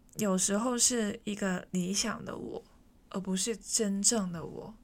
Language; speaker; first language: Chinese; non-native, local second language; Cantonese